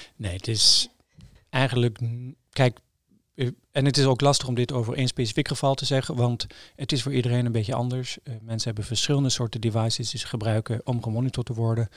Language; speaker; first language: Dutch; non-native, fluent; Norwegian